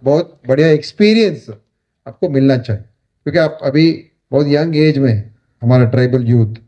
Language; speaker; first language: Hindi; non-native, local second language; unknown